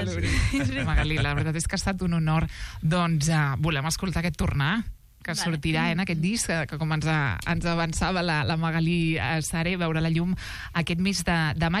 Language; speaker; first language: Catalan; native; Catalan